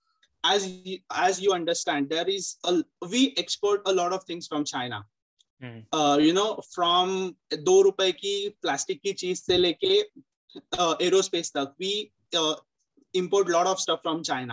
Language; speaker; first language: English; non-native, local second language; Marathi